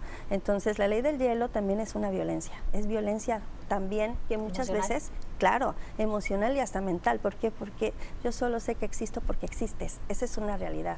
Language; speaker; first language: Spanish; native; Spanish